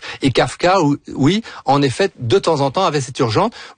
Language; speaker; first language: French; native; French